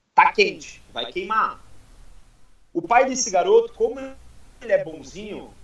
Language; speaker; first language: Portuguese; native; Portuguese